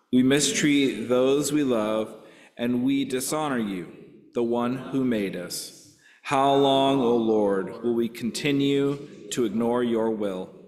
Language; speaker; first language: English; native; English